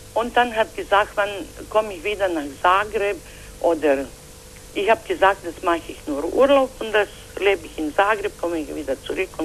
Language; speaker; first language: German; non-native, fluent; Croatian